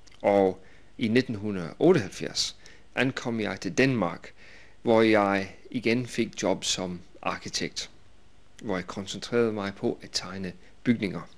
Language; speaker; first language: Danish; non-native, fluent; English